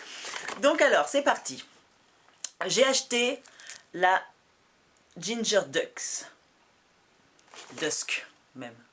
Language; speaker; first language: French; native; French